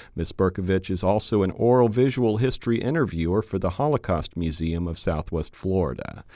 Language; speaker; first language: English; native; English